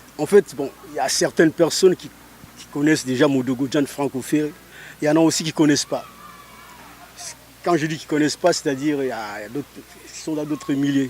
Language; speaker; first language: French; non-native, local second language; Lingala